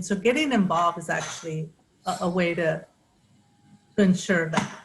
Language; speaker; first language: English; native; English